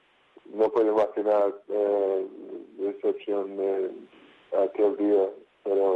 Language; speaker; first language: Spanish; non-native, fluent; English